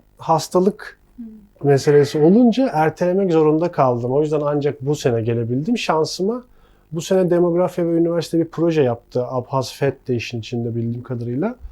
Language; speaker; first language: Turkish; early bilingual, other home language; Abkhazian